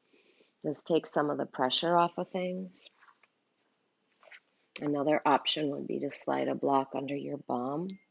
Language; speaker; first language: English; native; English